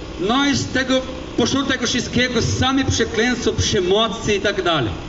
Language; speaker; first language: Polish; early bilingual, heritage; Polish